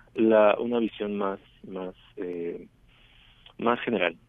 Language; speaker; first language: Spanish; native; Spanish